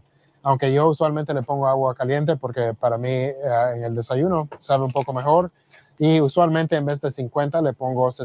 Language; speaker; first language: Spanish; early bilingual, heritage; Spanish